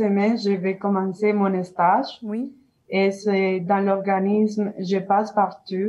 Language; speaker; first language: French; non-native, learner; Spanish